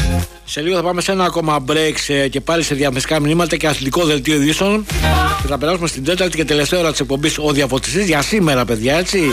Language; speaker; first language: Greek; native; Greek